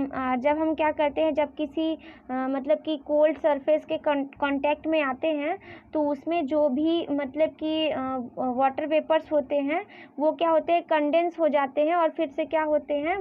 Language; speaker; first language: Hindi; native; Hindi